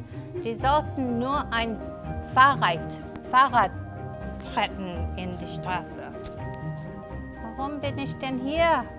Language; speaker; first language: German; non-native, learner; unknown